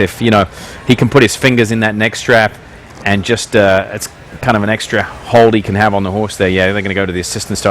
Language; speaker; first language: English; native; English